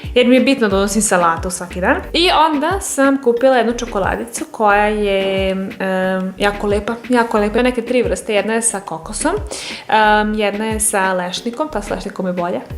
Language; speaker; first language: Serbian; native; Serbian